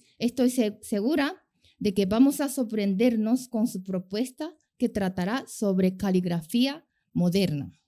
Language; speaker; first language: Spanish; non-native, fluent; Japanese